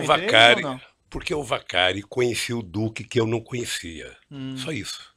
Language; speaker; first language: Portuguese; native; Portuguese